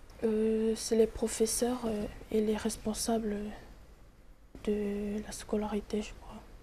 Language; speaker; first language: French; non-native, local second language; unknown